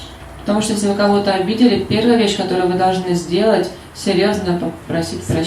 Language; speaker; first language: Russian; native; Russian